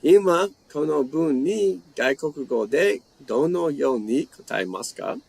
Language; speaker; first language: Japanese; non-native, fluent; English